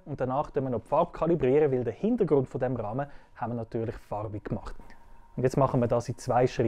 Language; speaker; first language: German; native; German